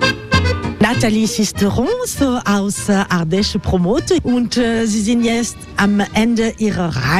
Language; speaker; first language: German; non-native, learner; French